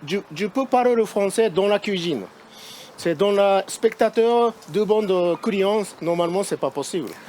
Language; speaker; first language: French; non-native, learner; Japanese